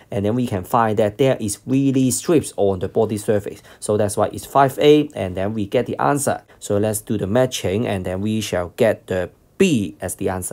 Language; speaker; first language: English; non-native, local second language; Cantonese